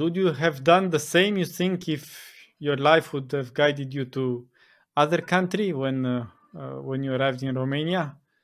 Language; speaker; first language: English; non-native, fluent; Romanian